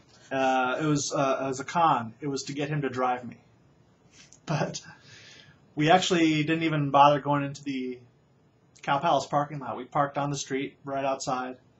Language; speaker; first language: English; native; English